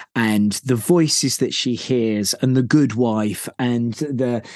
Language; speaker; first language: English; native; English